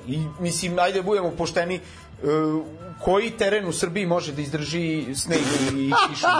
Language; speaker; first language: Serbian; non-native, local second language; Rusyn